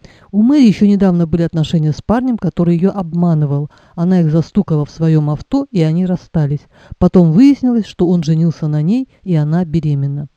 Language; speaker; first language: Russian; native; Russian